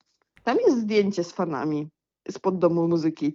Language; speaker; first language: Polish; native; Polish